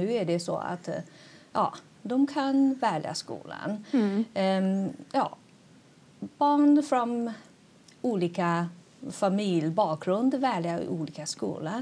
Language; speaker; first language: Swedish; non-native, fluent; Chinese